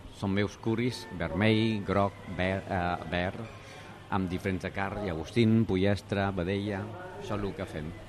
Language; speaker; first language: Catalan; non-native, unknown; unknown